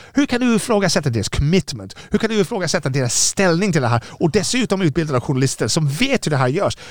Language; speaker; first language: Swedish; non-native, fluent; English